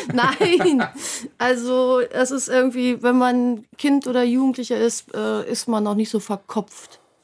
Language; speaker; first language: German; native; German